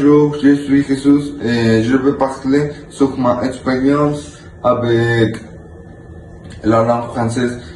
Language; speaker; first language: French; non-native, learner; Spanish